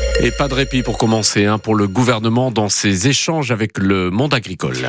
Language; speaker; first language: French; native; French